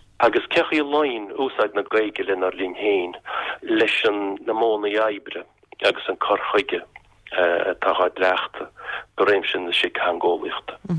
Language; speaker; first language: Irish; native; Irish